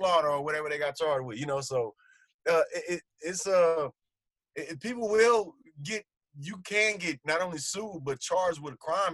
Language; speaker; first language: English; native; English